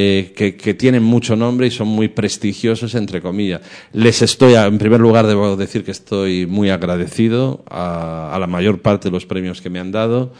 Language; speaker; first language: Spanish; native; Spanish